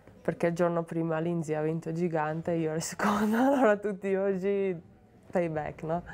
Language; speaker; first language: Italian; non-native, learner; Slovenian